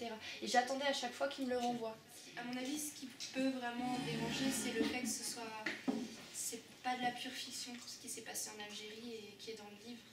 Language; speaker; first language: French; native; French